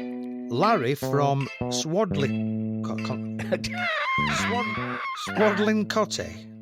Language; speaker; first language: English; native; English